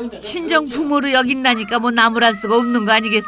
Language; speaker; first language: Korean; native; Korean